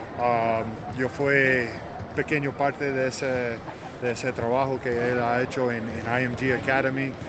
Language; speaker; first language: Spanish; early bilingual, heritage; English